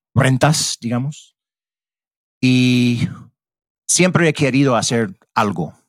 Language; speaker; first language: Spanish; non-native, fluent; English